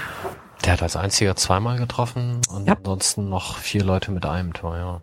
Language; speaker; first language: German; native; German